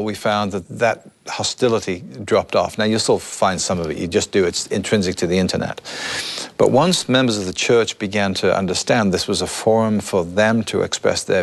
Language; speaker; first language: English; native; English